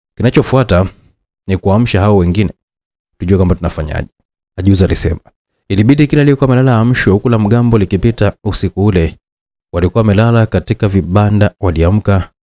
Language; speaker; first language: Swahili; native; Swahili